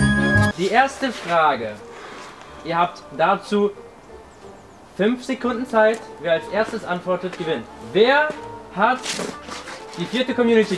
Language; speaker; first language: German; native; German